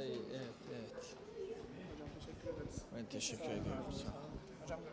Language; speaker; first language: Turkish; non-native, fluent; Georgian